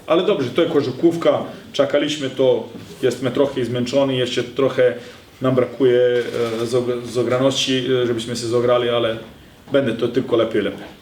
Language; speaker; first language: Polish; non-native, learner; Serbian